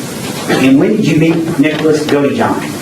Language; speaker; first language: English; native; English